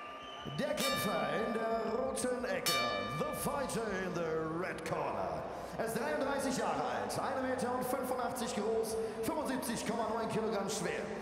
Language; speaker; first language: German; native; German